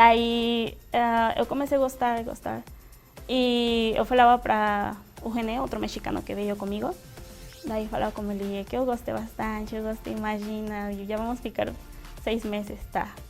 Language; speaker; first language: Portuguese; non-native, fluent; Spanish